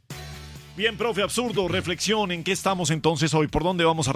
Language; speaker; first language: Spanish; native; Spanish